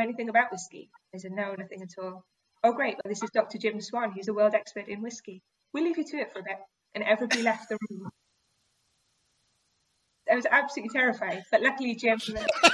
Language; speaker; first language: English; native; English